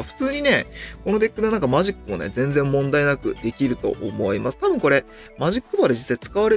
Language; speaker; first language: Japanese; native; Japanese